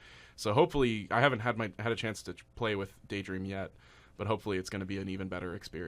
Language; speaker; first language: English; native; English